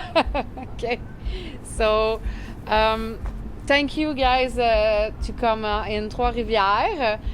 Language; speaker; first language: English; non-native, learner; French